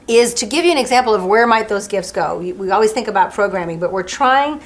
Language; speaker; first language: English; early bilingual, other home language; French